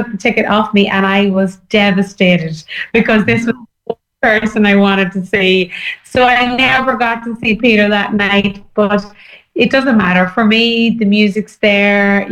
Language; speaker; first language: English; native; English